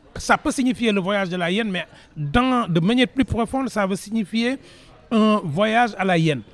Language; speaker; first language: French; non-native, local second language; Wolof